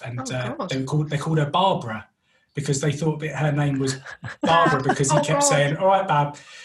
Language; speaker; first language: English; native; English